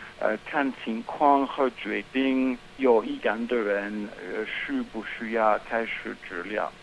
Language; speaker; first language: Chinese; non-native, fluent; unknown